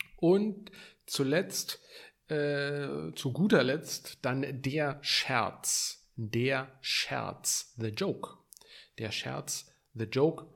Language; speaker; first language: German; native; German